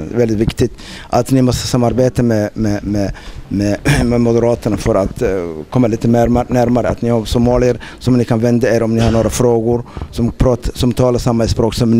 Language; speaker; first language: Swedish; non-native, fluent; Somali